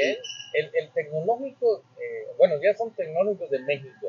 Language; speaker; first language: Spanish; native; Spanish